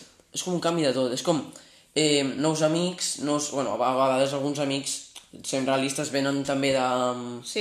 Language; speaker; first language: Catalan; non-native, local second language; Spanish